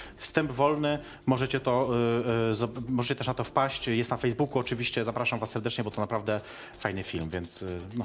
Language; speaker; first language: Polish; native; Polish